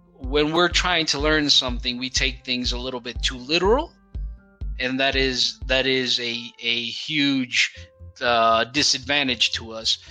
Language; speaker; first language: English; non-native, fluent; Portuguese